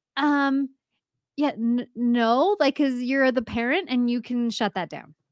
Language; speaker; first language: English; native; English